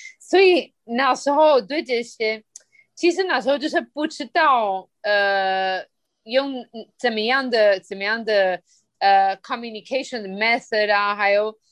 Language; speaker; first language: Chinese; non-native, fluent; Spanish